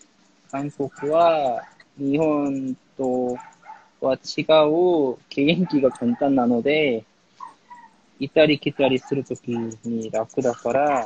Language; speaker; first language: Japanese; non-native, fluent; Korean